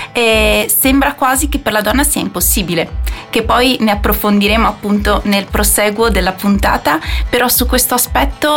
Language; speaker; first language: Italian; native; Italian